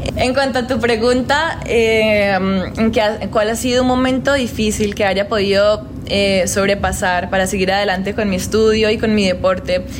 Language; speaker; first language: Spanish; native; Spanish